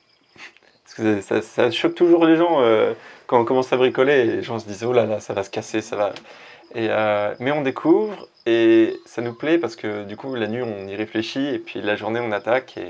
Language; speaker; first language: French; native; French